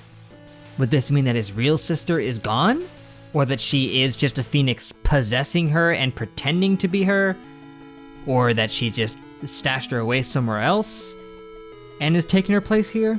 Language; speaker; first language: English; native; English